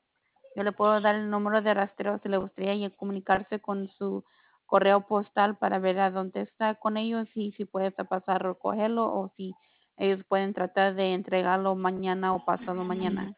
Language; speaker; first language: Spanish; early bilingual, heritage; Spanish